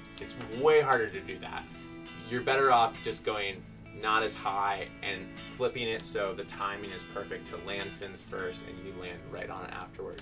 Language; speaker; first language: English; native; English